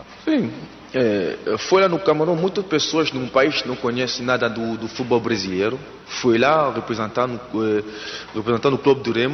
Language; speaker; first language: Portuguese; non-native, learner; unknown